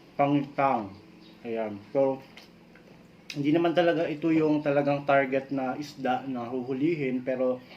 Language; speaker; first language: Filipino; non-native, local second language; Masbatenyo